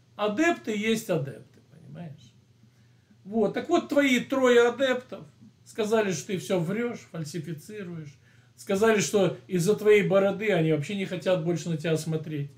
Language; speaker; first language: Russian; native; Russian